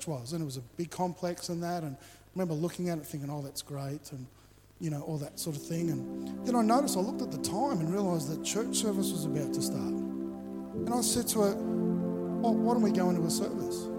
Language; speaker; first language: English; native; English